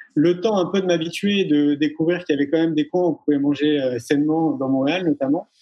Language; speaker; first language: French; native; French